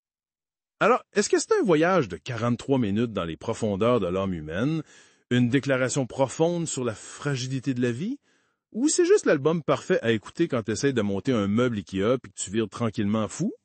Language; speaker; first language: French; native; French